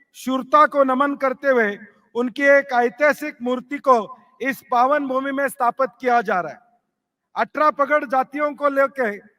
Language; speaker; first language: Hindi; non-native, local second language; Marathi